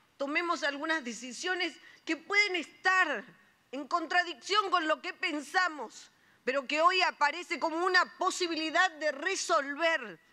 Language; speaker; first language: Spanish; native; Spanish